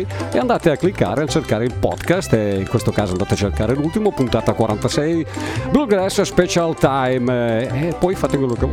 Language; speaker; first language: Italian; native; Italian